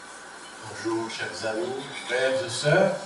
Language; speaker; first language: French; non-native, local second language; Haitian Creole